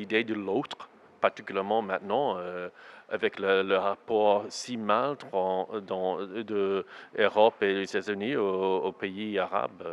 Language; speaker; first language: French; non-native, learner; English